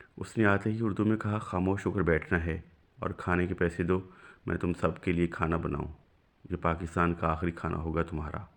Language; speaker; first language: Urdu; non-native, local second language; Punjabi